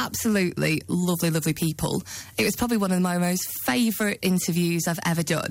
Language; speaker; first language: English; native; English